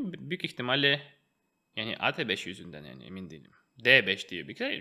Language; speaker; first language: Turkish; non-native, fluent; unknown